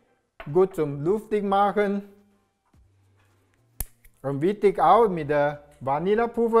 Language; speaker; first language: German; non-native, learner; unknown